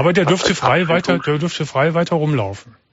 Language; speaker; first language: German; native; German